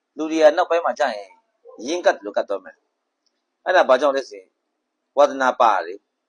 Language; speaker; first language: Burmese; non-native, local second language; Kachin